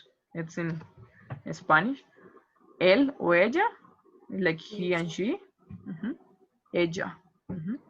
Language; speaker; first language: English; non-native, fluent; Spanish